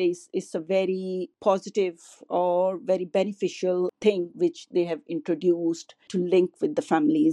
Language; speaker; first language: English; non-native, local second language; Urdu